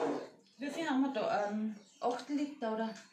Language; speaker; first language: German; native; German